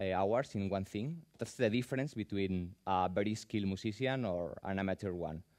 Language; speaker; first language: English; non-native, fluent; Spanish